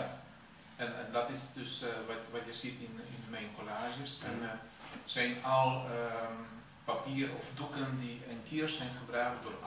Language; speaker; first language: Dutch; non-native, fluent; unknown